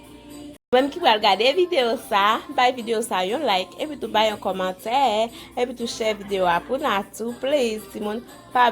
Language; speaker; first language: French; non-native, learner; Haitian Creole